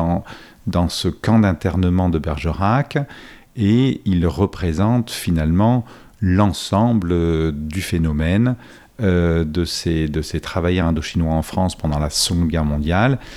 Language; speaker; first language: French; native; French